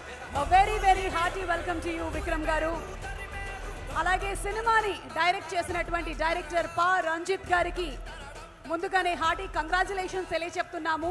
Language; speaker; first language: Telugu; native; Telugu